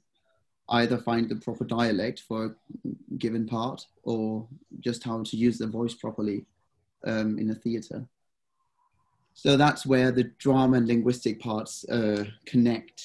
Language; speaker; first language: English; non-native, fluent; Danish